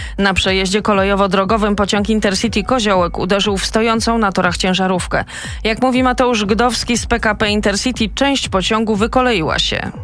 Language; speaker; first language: Polish; native; Polish